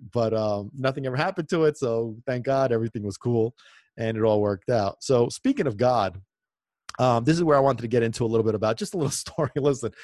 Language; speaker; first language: English; non-native, fluent; Italian